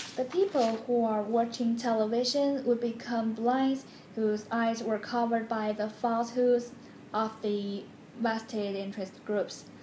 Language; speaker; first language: English; non-native, fluent; Chinese